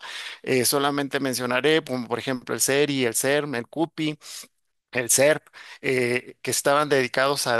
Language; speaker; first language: Spanish; native; Spanish